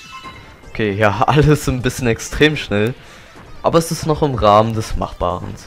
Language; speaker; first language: German; native; German